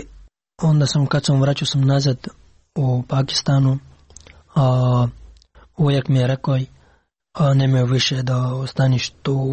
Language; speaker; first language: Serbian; non-native, learner; Pashto